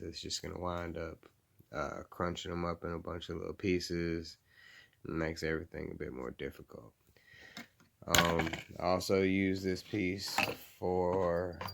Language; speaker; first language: English; native; English